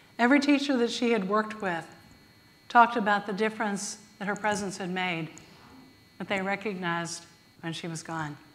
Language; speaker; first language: English; native; English